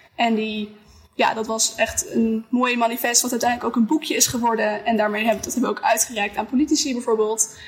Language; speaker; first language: Dutch; native; Dutch